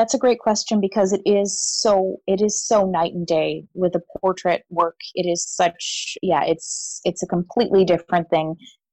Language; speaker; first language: English; native; English